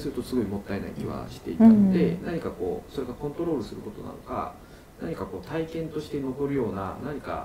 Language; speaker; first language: Japanese; native; Japanese